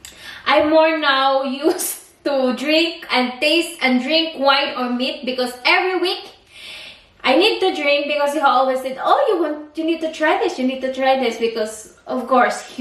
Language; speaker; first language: English; non-native, learner; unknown